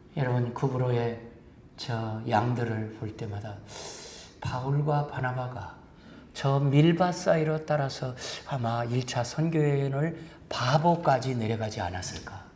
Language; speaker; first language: Korean; native; Korean